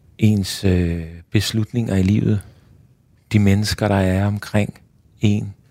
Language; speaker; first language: Danish; native; Danish